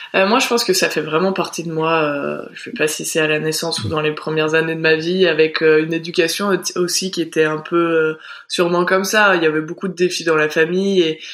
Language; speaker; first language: French; native; French